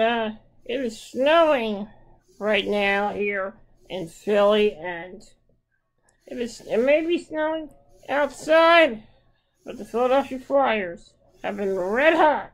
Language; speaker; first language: English; native; English